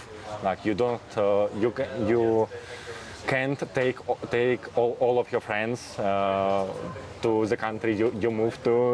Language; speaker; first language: English; non-native, fluent; Russian